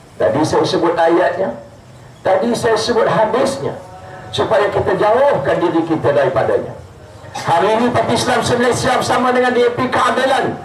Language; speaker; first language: Malay; native; Malay